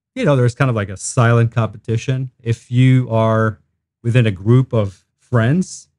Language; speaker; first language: English; non-native, fluent; Hebrew